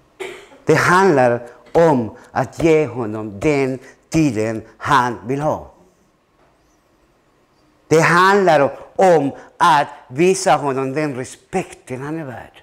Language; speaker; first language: Swedish; non-native, fluent; Spanish